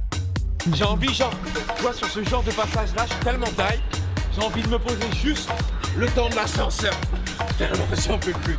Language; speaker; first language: French; native; French